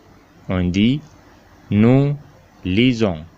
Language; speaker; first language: French; non-native, fluent; Arabic